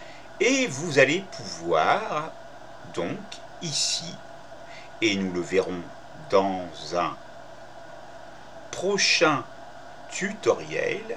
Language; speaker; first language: French; native; French